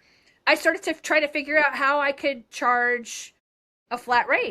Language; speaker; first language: English; native; English